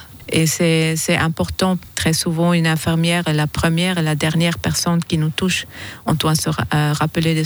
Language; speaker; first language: French; non-native, fluent; German